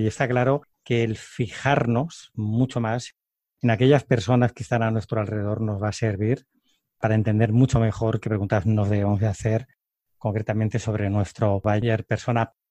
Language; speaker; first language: Spanish; native; Spanish